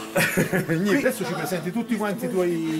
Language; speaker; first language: Italian; native; Italian